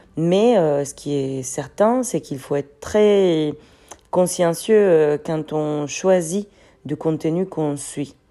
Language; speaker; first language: French; non-native, fluent; Spanish